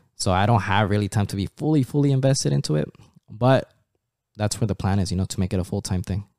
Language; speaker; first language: English; early bilingual, other home language; Spanish